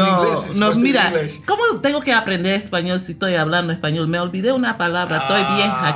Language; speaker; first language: Spanish; early bilingual, heritage; Spanish